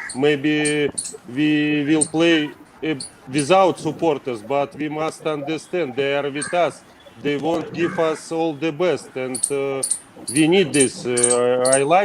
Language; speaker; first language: English; non-native, learner; Russian